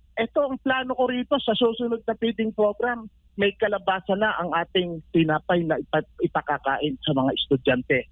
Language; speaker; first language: Filipino; native; Filipino